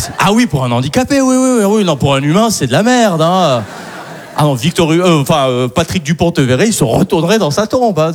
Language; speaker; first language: French; early bilingual, other home language; Arabic